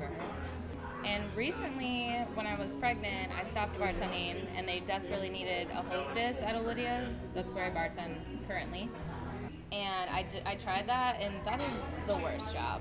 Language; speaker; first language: English; native; English